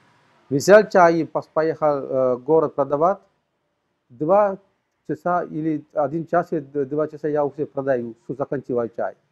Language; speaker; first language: Russian; non-native, learner; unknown